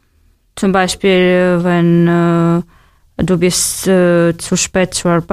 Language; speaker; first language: German; non-native, fluent; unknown